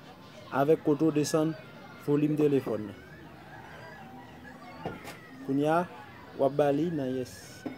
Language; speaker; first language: French; non-native, learner; Haitian Creole